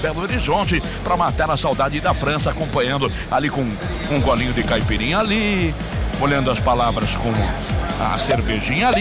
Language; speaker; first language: Portuguese; native; Portuguese